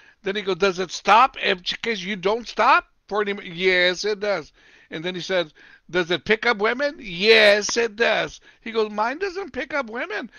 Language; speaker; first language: English; native; English